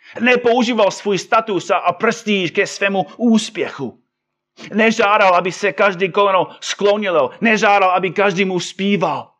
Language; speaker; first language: Czech; non-native, fluent; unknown